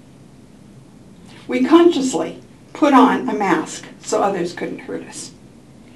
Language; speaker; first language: English; native; English